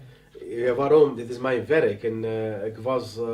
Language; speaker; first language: Dutch; non-native, learner; Arabic